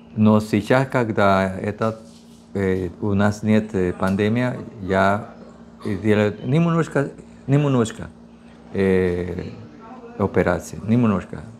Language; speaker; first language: Russian; non-native, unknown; Spanish